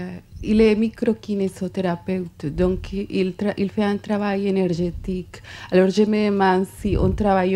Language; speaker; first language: French; non-native, fluent; Spanish